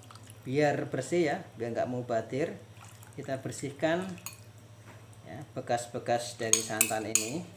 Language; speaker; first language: Indonesian; native; Indonesian